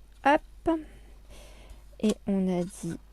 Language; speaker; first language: French; native; French